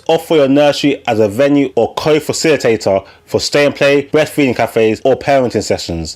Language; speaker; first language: English; native; English